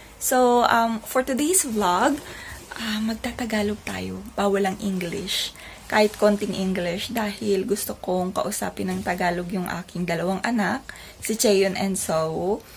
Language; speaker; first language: Filipino; native; Filipino